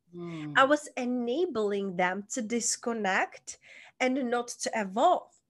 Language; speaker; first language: English; non-native, fluent; Czech